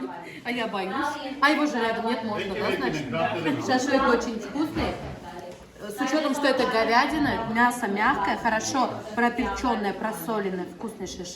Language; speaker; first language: Russian; native; Russian